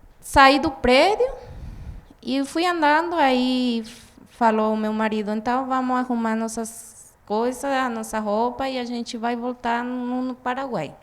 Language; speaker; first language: Portuguese; non-native, fluent; Guarani